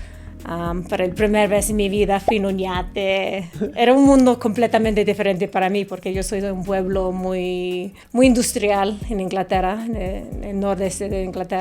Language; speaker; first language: Spanish; non-native, fluent; English